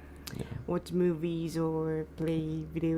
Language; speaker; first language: English; non-native, learner; Japanese